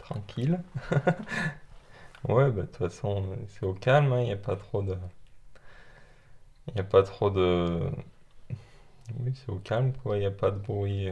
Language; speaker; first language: French; native; French